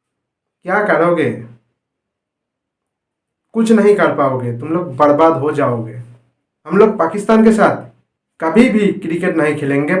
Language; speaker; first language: Hindi; non-native, local second language; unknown